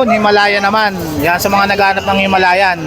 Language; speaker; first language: Filipino; native; Filipino